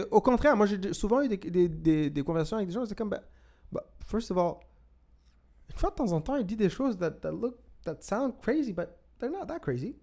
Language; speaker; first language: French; non-native, local second language; Kinyarwanda